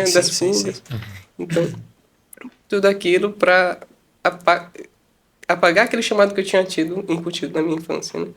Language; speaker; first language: Portuguese; native; Portuguese